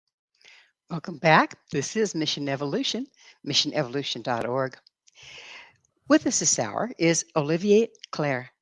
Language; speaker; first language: English; native; English